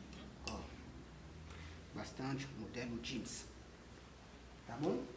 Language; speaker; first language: Portuguese; non-native, learner; Haitian Creole